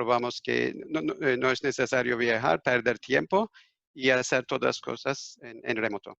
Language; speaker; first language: Spanish; non-native, fluent; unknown